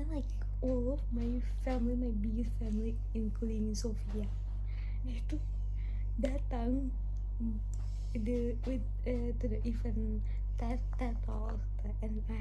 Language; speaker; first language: English; non-native, local second language; Indonesian